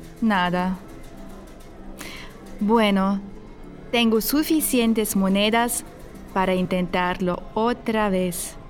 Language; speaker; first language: Spanish; non-native, fluent; German